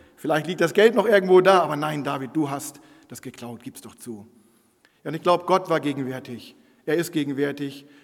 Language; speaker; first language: German; non-native, local second language; Low German